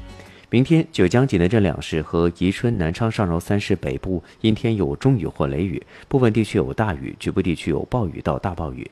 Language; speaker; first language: Chinese; native; Chinese